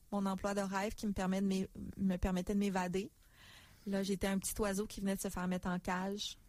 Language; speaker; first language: French; native; French